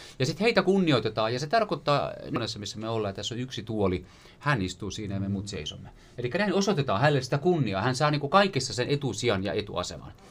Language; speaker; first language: Finnish; native; Finnish